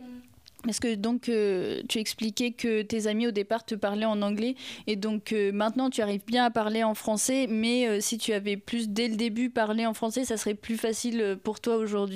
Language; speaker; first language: French; native; French